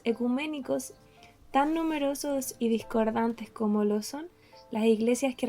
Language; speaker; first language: Spanish; native; Spanish